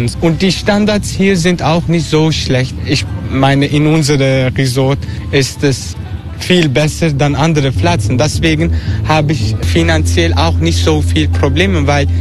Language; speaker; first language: German; non-native, learner; Turkish